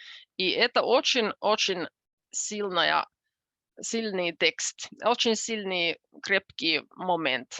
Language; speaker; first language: Russian; non-native, fluent; Finnish